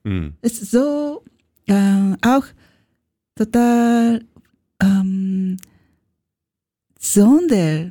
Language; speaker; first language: German; non-native, learner; Japanese